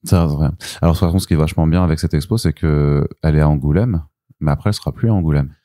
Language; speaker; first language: French; native; French